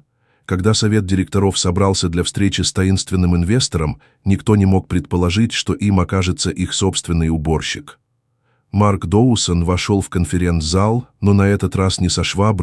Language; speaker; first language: Russian; native; Russian